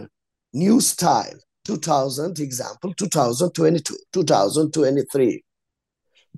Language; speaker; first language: English; non-native, learner; Azerbaijani